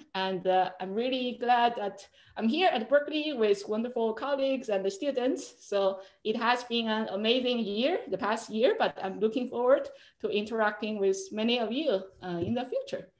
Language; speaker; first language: English; non-native, fluent; Chinese